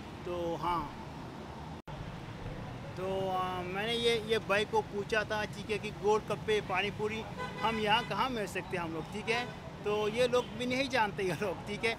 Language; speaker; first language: Hindi; non-native, learner; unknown